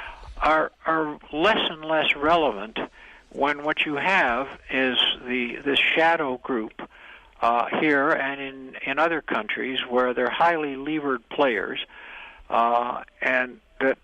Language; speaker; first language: English; native; English